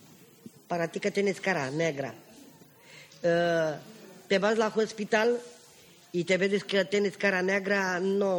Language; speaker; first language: Spanish; non-native, learner; Romany